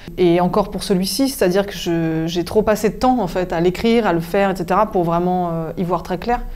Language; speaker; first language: French; native; French